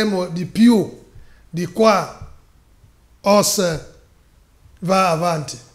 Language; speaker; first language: Italian; non-native, fluent; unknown